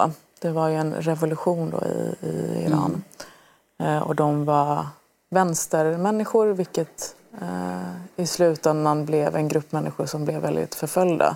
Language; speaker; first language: Swedish; early bilingual, other home language; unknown